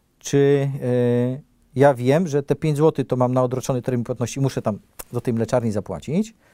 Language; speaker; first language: Polish; native; Polish